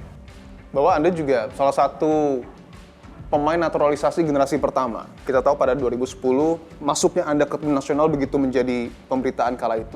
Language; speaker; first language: Indonesian; native; Indonesian